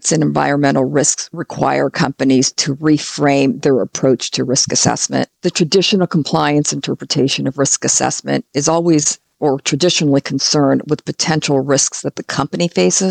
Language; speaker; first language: English; native; English